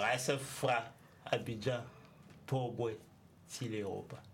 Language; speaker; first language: Danish; non-native, learner; French